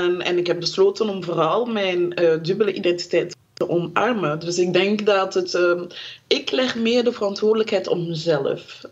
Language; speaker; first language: Dutch; early bilingual, other home language; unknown